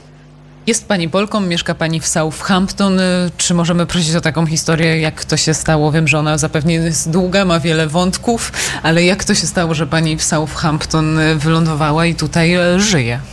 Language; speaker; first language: Polish; native; Polish